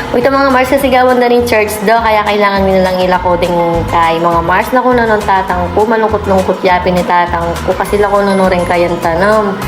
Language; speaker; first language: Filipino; non-native, local second language; Pampanga